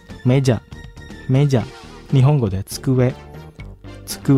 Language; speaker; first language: Japanese; non-native, fluent; Indonesian